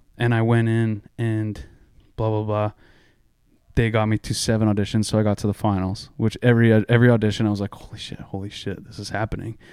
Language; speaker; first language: English; native; English